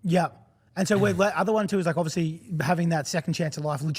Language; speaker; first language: English; native; English